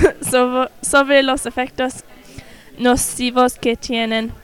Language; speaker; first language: Spanish; non-native, learner; English